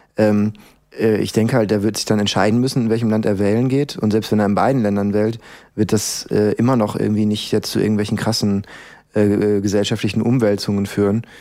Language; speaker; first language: German; native; German